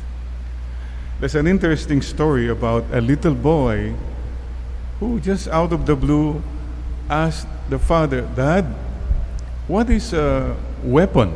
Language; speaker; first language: English; non-native, local second language; Iloko